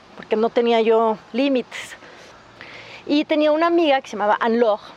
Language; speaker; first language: Spanish; native; Spanish